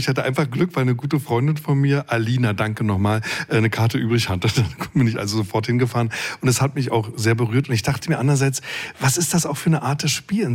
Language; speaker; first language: German; native; German